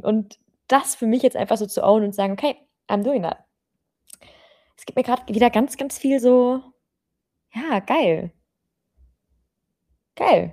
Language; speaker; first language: German; native; German